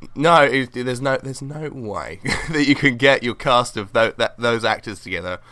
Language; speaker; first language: English; native; English